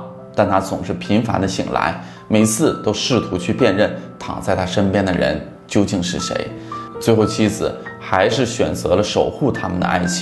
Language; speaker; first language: Chinese; native; Chinese